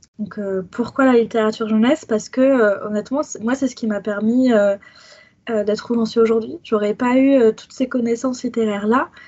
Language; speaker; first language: French; native; French